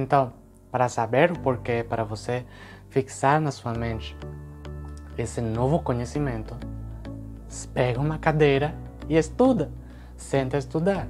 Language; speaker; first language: Portuguese; non-native, fluent; Spanish